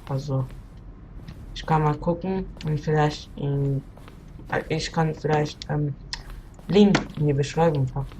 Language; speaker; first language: German; non-native, local second language; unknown